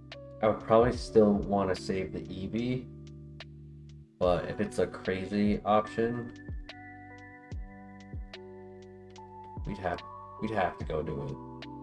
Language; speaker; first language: English; native; English